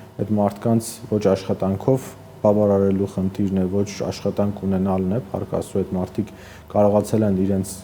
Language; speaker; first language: Armenian; native; Armenian